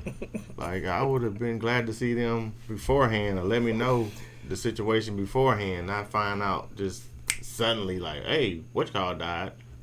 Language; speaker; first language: English; native; English